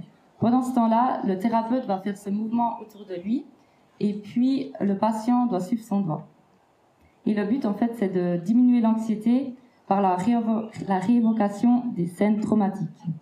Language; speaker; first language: French; native; French